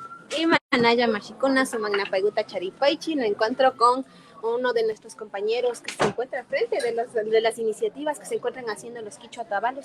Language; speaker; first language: Spanish; non-native, local second language; Quechua